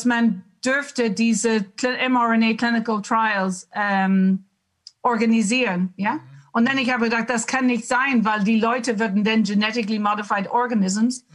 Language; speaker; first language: German; non-native, learner; English